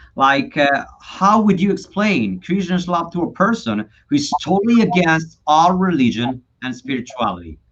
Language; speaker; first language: English; non-native, fluent; Italian